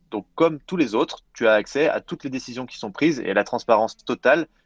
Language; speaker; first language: French; native; French